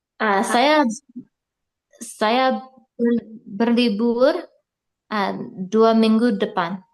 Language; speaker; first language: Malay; non-native, learner; English